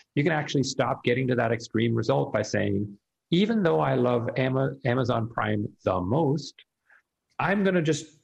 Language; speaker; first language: English; native; English